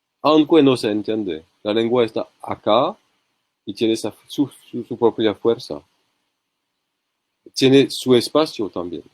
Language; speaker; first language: Spanish; non-native, learner; French